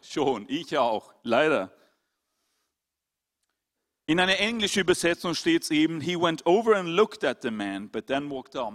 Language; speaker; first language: German; non-native, fluent; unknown